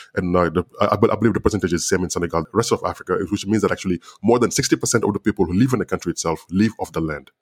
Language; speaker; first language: English; non-native, fluent; Wolof